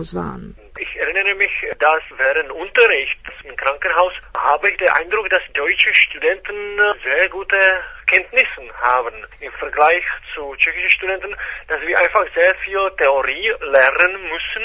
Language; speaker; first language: German; non-native, fluent; Czech